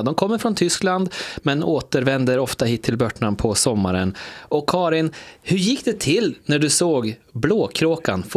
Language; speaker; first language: Swedish; native; Swedish